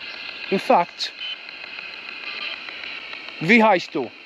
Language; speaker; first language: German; non-native, learner; English